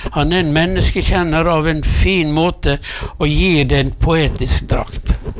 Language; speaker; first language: Norwegian; native; Norwegian